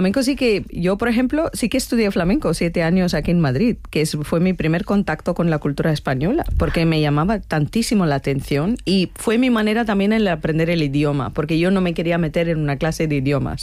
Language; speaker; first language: Spanish; non-native, fluent; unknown